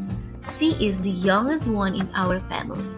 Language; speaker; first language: English; non-native, learner; Indonesian